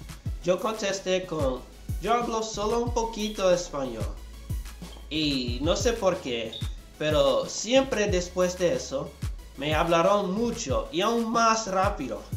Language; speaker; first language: Spanish; non-native, learner; English